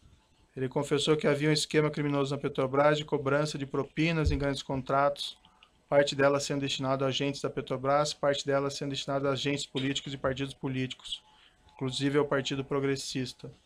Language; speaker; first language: Portuguese; native; Portuguese